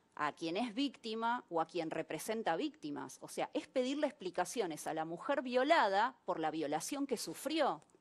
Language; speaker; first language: Spanish; native; Spanish